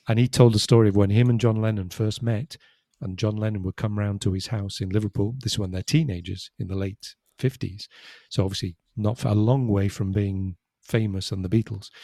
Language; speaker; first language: English; native; English